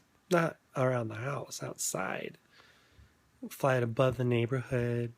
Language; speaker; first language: English; native; English